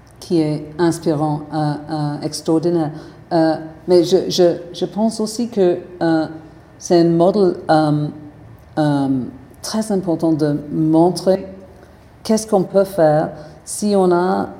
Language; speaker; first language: French; non-native, fluent; English